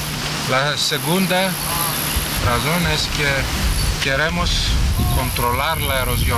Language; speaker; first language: Spanish; non-native, fluent; Greek